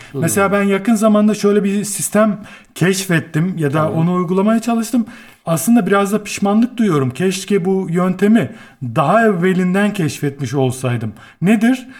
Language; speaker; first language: Turkish; native; Turkish